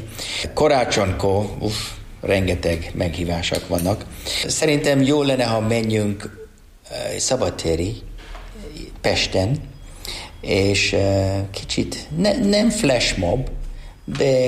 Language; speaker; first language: Hungarian; non-native, learner; English